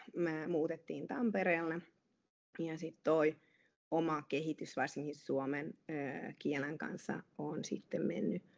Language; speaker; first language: Finnish; non-native, fluent; Hungarian